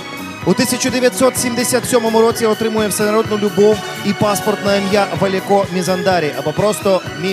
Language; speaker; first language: Ukrainian; native; Ukrainian